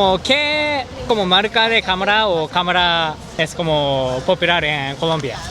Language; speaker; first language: Spanish; non-native, learner; Japanese